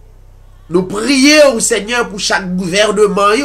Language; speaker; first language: French; non-native, local second language; Haitian Creole